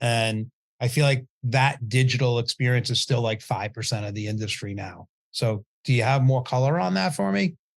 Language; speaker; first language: English; native; English